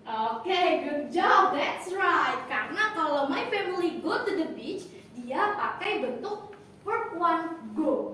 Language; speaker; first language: English; non-native, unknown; Indonesian